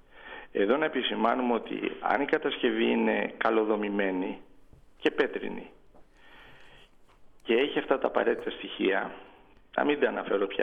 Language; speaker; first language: Greek; native; Greek